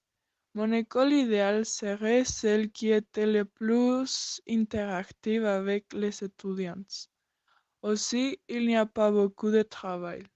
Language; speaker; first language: French; non-native, learner; Spanish